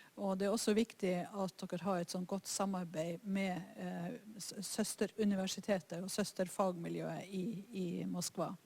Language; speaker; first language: Norwegian; native; Norwegian